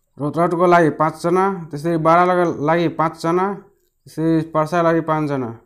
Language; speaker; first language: Nepali; non-native, local second language; Maithili